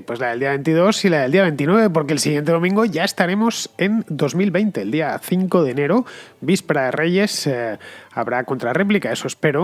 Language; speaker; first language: Spanish; native; Spanish